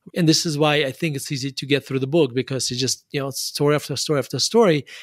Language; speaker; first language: English; non-native, fluent; Russian